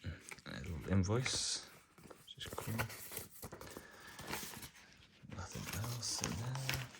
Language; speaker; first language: English; native; English